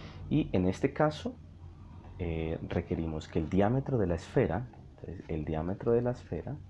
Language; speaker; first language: Spanish; native; Spanish